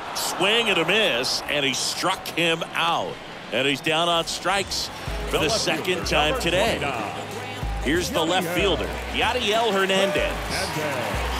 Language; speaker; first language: English; native; English